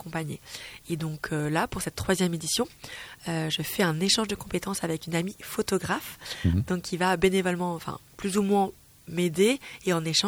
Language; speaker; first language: French; native; French